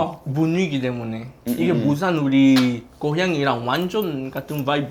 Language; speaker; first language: Korean; non-native, fluent; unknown